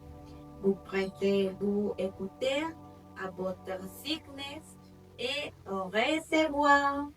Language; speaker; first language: French; non-native, learner; Spanish